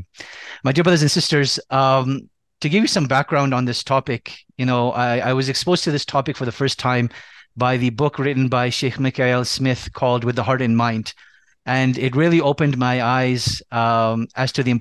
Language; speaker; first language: English; native; English